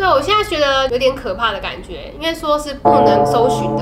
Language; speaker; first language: Chinese; native; Chinese